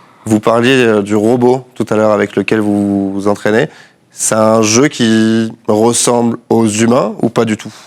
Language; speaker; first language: French; native; French